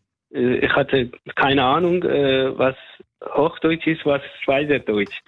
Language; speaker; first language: German; non-native, fluent; Persian